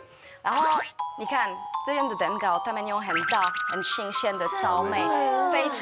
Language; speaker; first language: Chinese; non-native, fluent; French